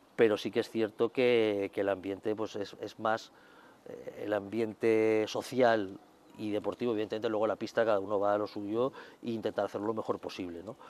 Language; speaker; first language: Spanish; native; Spanish